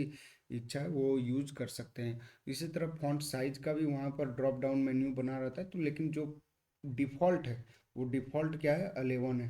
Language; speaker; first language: Hindi; native; Hindi